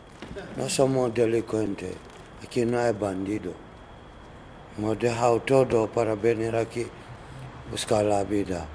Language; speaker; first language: Spanish; non-native, learner; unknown